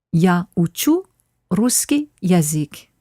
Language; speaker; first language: Russian; non-native, fluent; English